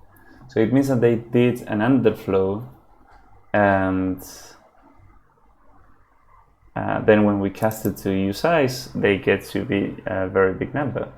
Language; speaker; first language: English; non-native, fluent; Spanish